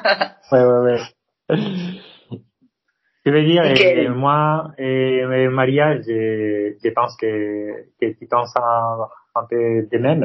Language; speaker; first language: French; non-native, fluent; Spanish